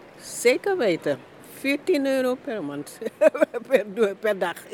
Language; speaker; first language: Dutch; non-native, learner; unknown